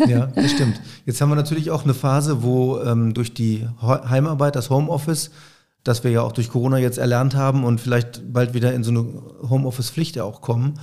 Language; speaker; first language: German; native; German